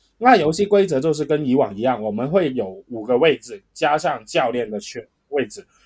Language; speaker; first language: Chinese; non-native, local second language; Cantonese